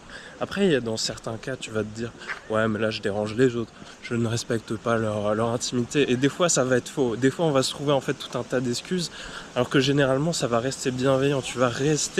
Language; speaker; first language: French; native; French